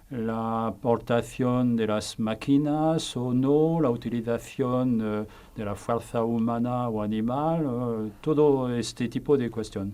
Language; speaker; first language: Spanish; non-native, fluent; French